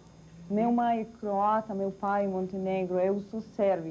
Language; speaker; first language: Portuguese; non-native, learner; Serbian